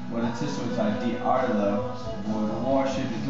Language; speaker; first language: Chinese; non-native, learner; English